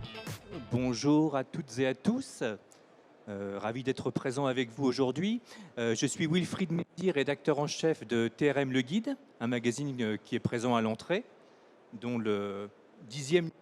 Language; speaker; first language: French; native; French